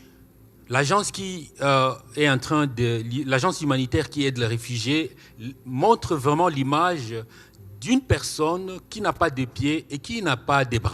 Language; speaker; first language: French; non-native, local second language; Swahili